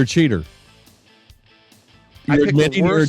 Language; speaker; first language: English; native; English